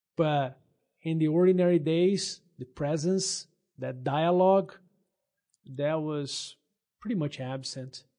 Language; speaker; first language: English; non-native, fluent; Portuguese